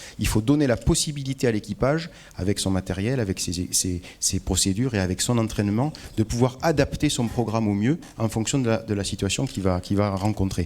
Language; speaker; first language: French; native; French